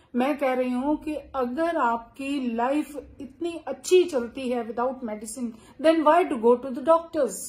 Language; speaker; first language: Hindi; native; Hindi